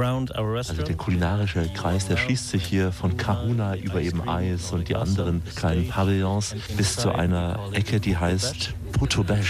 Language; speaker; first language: German; native; German